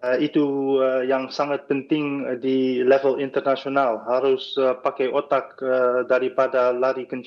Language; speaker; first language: Indonesian; non-native, fluent; Dutch